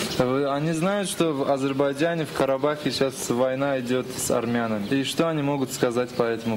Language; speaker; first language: Russian; non-native, local second language; Azerbaijani